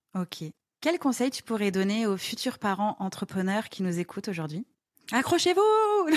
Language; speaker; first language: French; native; French